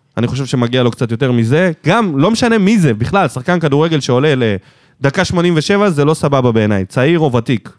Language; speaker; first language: Hebrew; native; Hebrew